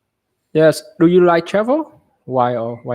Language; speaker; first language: English; non-native, learner; Vietnamese